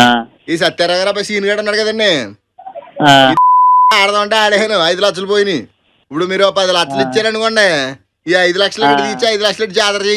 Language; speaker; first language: Telugu; native; Telugu